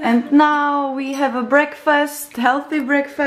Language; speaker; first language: English; non-native, learner; Czech